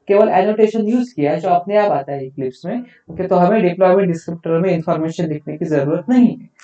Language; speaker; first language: Hindi; non-native, local second language; Marathi